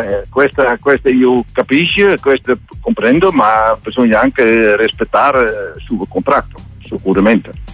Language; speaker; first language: Italian; non-native, learner; Dutch